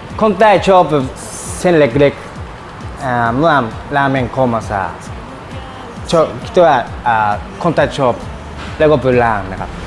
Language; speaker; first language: Thai; non-native, learner; Japanese